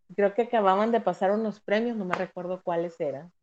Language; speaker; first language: Spanish; native; Spanish